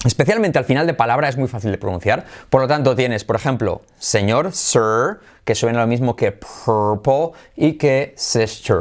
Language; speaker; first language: Spanish; native; Spanish